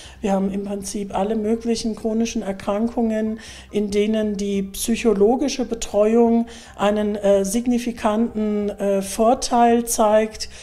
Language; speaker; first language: German; early bilingual, other home language; Turkish